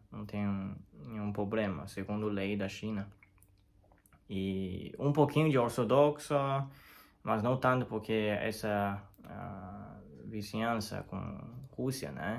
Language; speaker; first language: Portuguese; non-native, learner; Chinese